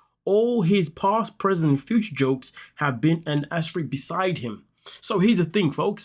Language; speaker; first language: English; native; English